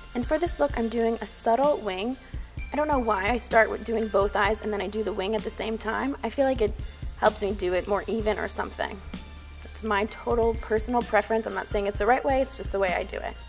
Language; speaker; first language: English; native; English